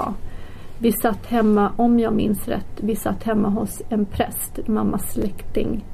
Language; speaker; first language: Swedish; early bilingual, other home language; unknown